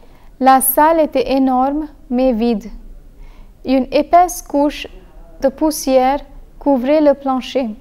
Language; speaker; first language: French; non-native, fluent; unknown